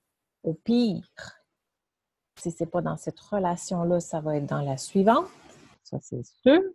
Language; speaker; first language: French; native; French